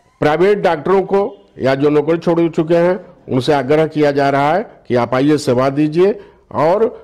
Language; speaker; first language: Hindi; native; Hindi